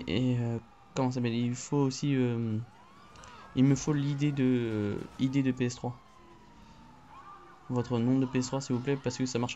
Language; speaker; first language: French; native; French